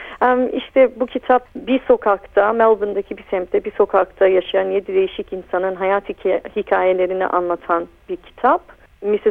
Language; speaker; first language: Turkish; early bilingual, heritage; Turkish